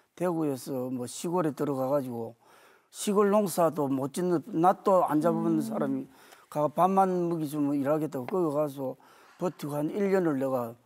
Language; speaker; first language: Korean; native; Korean